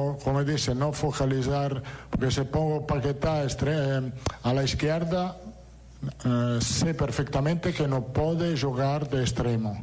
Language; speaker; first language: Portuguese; non-native, learner; Italian